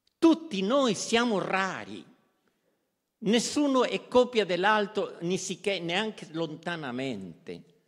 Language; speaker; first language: Italian; non-native, fluent; Spanish